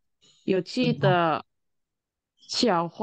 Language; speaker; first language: Chinese; non-native, learner; Indonesian